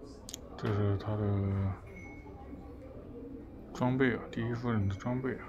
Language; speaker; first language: Chinese; native; Chinese